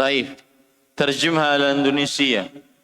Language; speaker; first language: Arabic; non-native, fluent; Indonesian